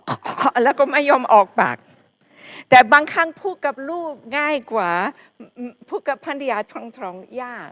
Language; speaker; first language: Thai; non-native, fluent; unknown